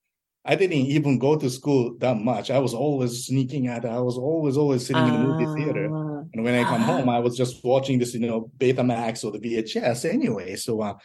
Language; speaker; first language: English; early bilingual, other home language; Japanese